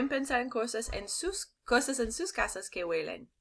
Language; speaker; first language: Spanish; non-native, learner; English